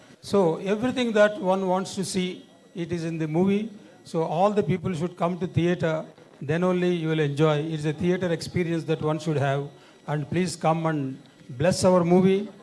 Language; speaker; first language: English; non-native, local second language; Telugu